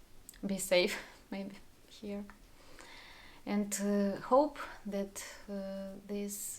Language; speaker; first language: English; non-native, learner; Russian